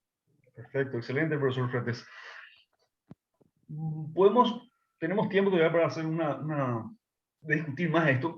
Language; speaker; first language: Spanish; native; Spanish